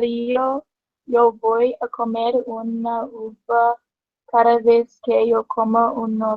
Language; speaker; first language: Spanish; non-native, learner; English